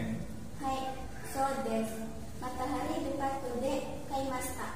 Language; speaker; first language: Japanese; non-native, learner; Indonesian